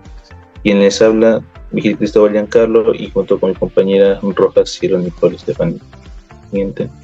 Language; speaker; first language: Spanish; native; Spanish